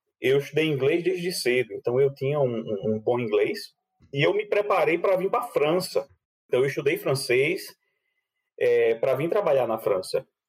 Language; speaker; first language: Portuguese; native; Portuguese